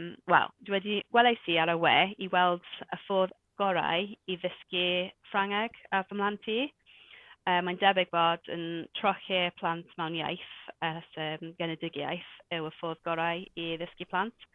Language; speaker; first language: Welsh; non-native, local second language; English